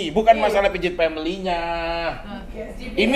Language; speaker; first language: Indonesian; native; Indonesian